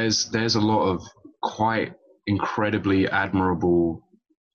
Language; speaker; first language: English; native; English